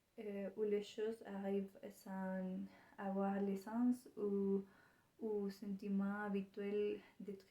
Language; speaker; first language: French; non-native, learner; Spanish